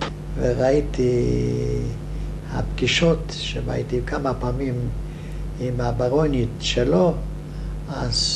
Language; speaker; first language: Hebrew; non-native, fluent; Hungarian